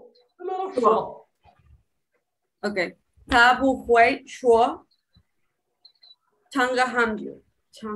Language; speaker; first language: Chinese; non-native, learner; Spanish